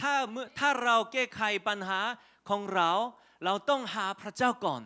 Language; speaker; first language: Thai; non-native, fluent; Korean